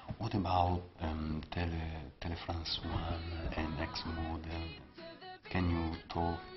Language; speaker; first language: English; non-native, learner; Italian